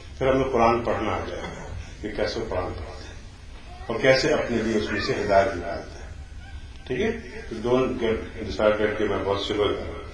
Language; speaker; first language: Urdu; native; Urdu